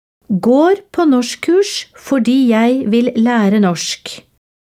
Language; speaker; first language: Norwegian; non-native, learner; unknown